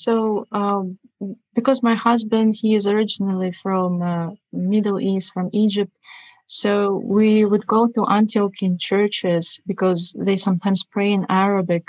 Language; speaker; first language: English; non-native, fluent; Russian